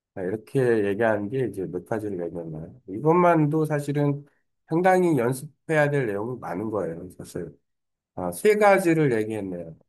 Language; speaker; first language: Korean; native; Korean